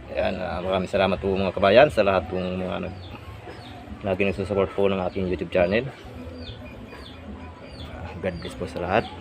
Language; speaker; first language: Filipino; non-native, local second language; Bikol